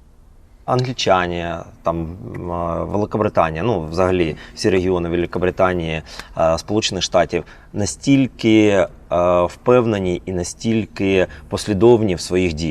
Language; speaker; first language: Ukrainian; native; Ukrainian